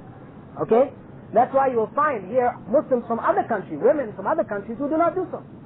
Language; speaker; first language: English; native; English